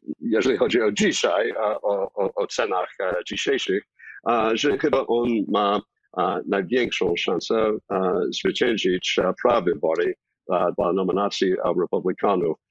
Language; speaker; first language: Polish; non-native, fluent; English